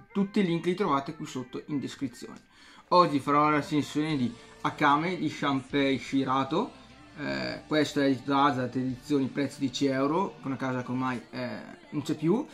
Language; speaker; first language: Italian; native; Italian